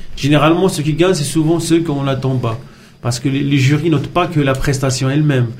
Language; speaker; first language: French; non-native, local second language; Arabic